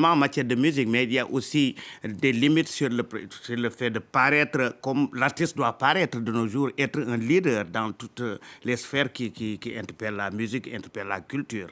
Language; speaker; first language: French; non-native, local second language; Fula